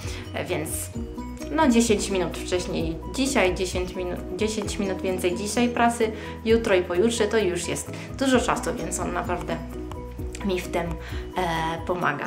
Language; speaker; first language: Polish; early bilingual, heritage; Polish